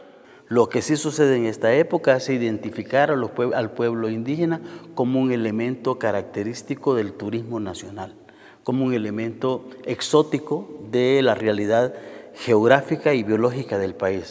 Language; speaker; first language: Spanish; native; Spanish